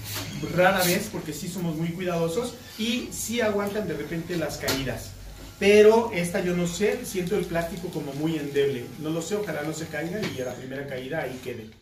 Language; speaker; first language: Spanish; native; Spanish